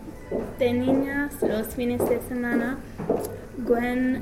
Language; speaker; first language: Spanish; non-native, learner; English